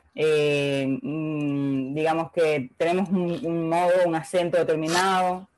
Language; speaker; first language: Spanish; native; Spanish